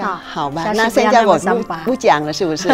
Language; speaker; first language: Chinese; non-native, local second language; Vietnamese